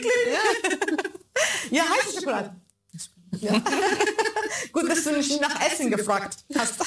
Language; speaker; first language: German; non-native, fluent; Arabic